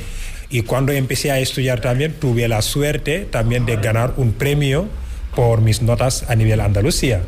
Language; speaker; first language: Spanish; non-native, fluent; Wolof